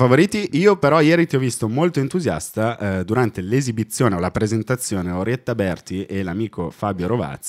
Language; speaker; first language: Italian; native; Italian